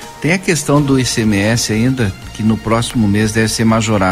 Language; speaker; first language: Portuguese; native; Portuguese